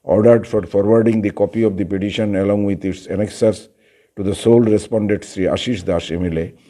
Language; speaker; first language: English; non-native, local second language; Bangla